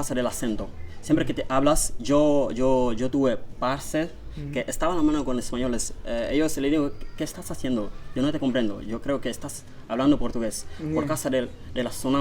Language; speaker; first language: Spanish; non-native, learner; Portuguese